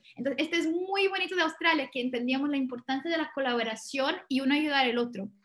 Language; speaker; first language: Spanish; non-native, fluent; Portuguese